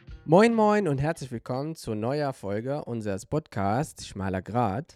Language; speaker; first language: German; non-native, fluent; Arabic